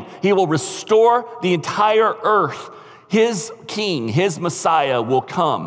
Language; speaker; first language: English; native; English